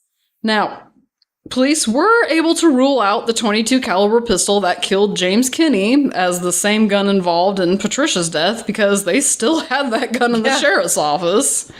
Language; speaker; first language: English; native; English